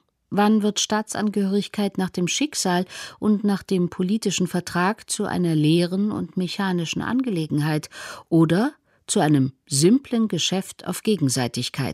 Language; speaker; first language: German; native; German